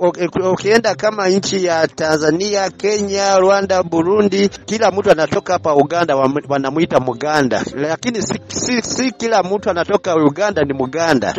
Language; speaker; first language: Swahili; non-native, local second language; Ganda